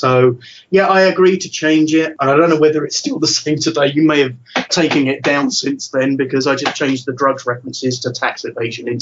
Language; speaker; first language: English; native; English